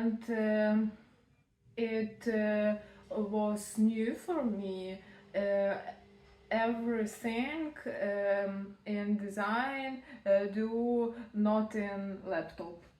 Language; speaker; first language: English; non-native, learner; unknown